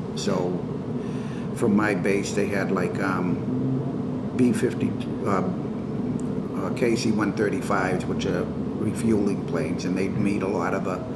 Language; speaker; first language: English; native; English